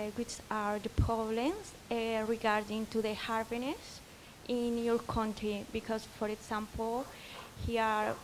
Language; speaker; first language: English; non-native, fluent; Spanish